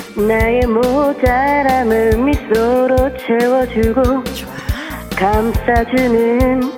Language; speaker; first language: Korean; native; Korean